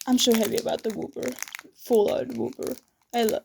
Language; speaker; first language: English; non-native, fluent; Danish